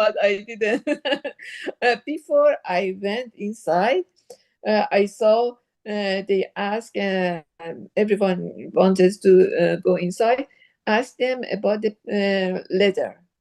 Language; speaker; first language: English; non-native, learner; Persian